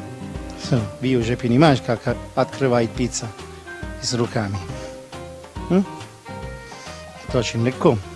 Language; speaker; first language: Russian; non-native, learner; Italian